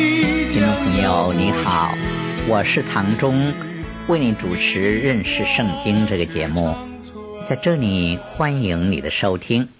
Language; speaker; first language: Chinese; native; Chinese